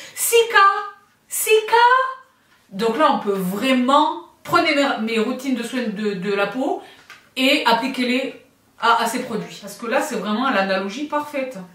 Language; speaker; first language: French; native; French